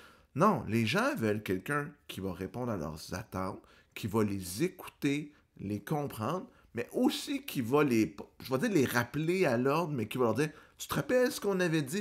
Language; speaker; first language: French; native; French